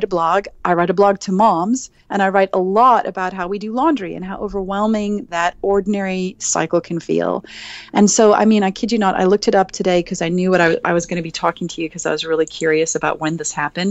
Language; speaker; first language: English; native; English